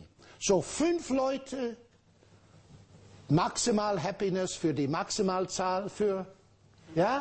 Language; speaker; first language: German; non-native, fluent; English